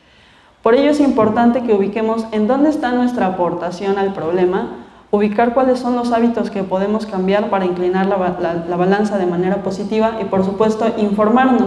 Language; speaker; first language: Spanish; native; Spanish